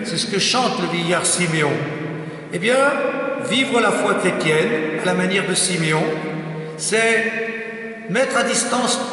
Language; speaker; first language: French; native; French